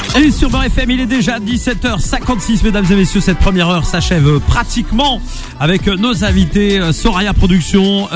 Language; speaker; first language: French; native; French